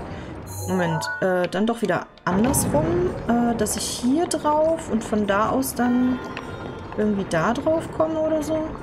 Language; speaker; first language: German; native; German